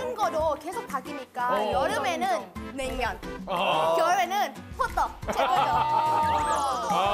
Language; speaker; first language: Korean; non-native, fluent; Thai